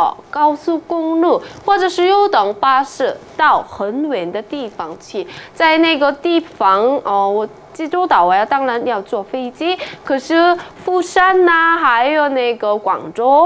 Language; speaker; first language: Chinese; non-native, fluent; Korean